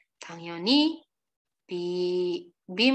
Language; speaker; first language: Korean; non-native, learner; Indonesian